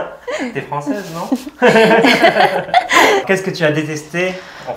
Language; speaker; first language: French; native; French